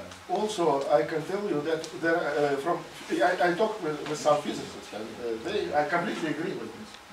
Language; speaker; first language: English; non-native, fluent; Russian